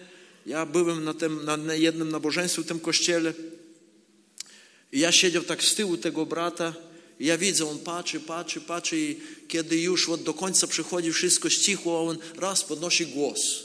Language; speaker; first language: Polish; non-native, learner; Ukrainian